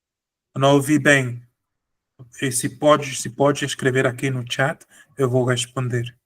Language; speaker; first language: Portuguese; non-native, fluent; Spanish